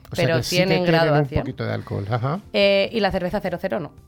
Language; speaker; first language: Spanish; native; Spanish